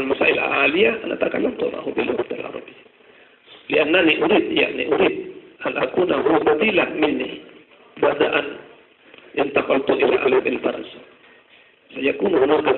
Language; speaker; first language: Arabic; non-native, fluent; Madurese